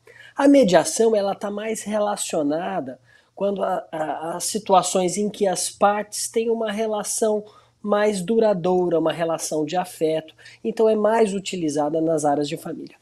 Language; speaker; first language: Portuguese; native; Portuguese